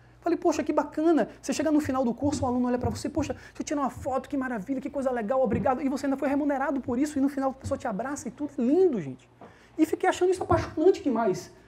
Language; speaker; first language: Portuguese; early bilingual, heritage; Portuguese